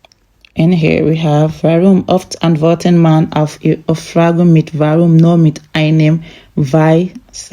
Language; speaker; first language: German; non-native, fluent; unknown